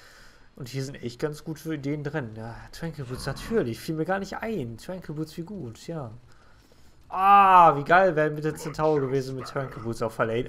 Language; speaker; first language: German; native; German